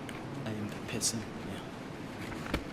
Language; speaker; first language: English; non-native, local second language; Zulu